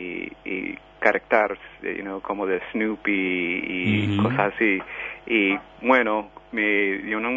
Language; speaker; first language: Spanish; early bilingual, heritage; Spanish